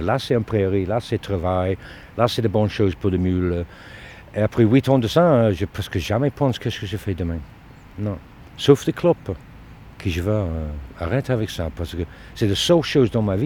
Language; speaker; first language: French; non-native, learner; English